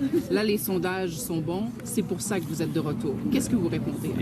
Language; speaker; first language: French; native; French